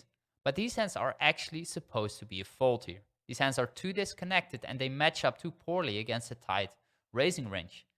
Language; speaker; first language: English; non-native, fluent; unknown